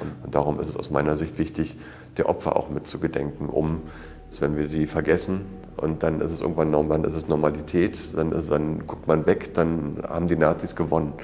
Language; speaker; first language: German; native; German